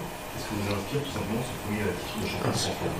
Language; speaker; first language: French; native; French